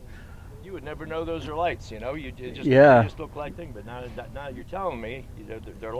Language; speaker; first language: English; native; English